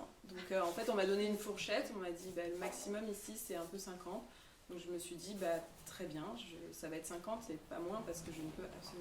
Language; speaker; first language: French; native; French